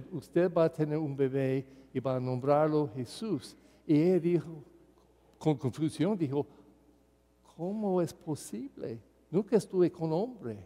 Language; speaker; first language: Spanish; non-native, fluent; English